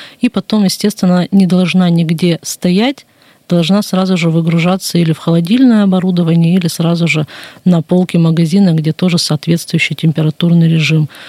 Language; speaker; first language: Russian; native; Russian